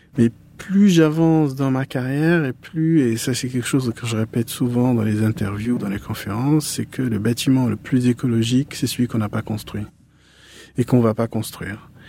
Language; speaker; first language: French; non-native, local second language; Arabic